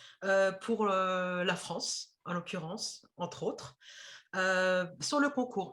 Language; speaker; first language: French; native; French